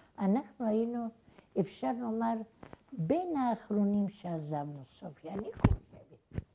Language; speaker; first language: Hebrew; non-native, fluent; Bulgarian